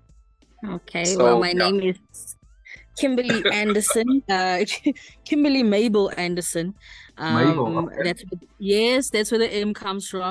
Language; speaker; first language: English; native; English